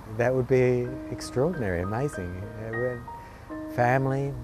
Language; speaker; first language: English; native; English